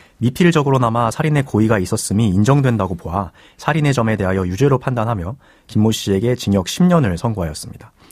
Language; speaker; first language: Korean; native; Korean